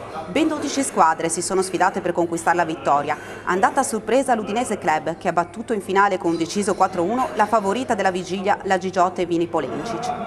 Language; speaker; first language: Italian; native; Italian